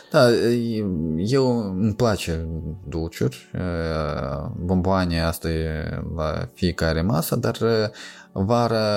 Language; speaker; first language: Romanian; non-native, local second language; Russian